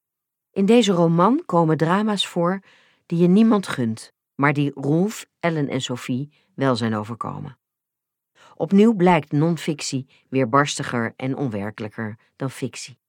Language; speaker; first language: Dutch; native; Dutch